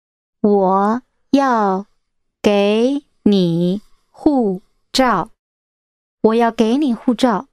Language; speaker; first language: Chinese; non-native, learner; English